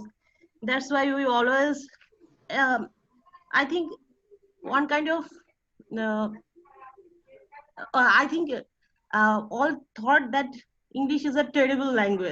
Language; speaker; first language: English; non-native, learner; Bangla